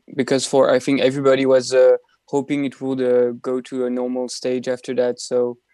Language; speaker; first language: English; non-native, fluent; French